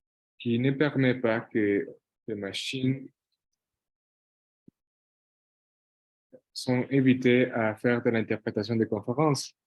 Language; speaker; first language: French; non-native, fluent; Portuguese